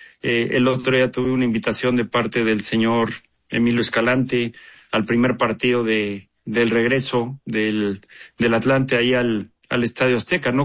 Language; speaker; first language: Spanish; native; Spanish